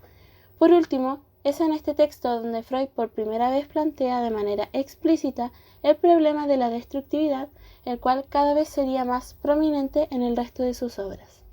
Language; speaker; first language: Spanish; native; Spanish